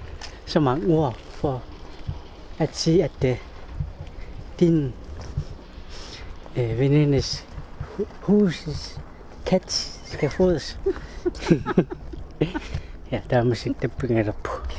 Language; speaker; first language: Danish; non-native, local second language; Kalaallisut